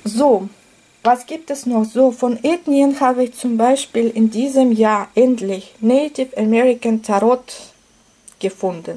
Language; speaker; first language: German; non-native, fluent; Russian